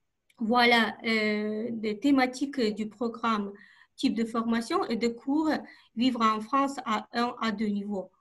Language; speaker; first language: French; non-native, fluent; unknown